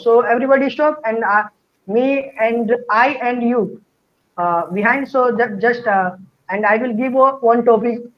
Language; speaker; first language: English; non-native, learner; Hindi